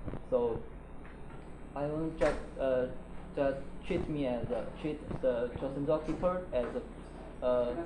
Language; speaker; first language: English; non-native, learner; Chinese